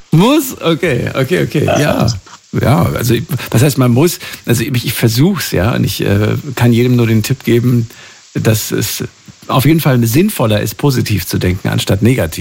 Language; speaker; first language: German; native; German